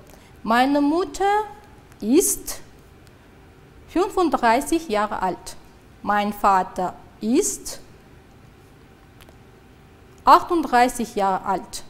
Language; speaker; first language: German; non-native, fluent; Uzbek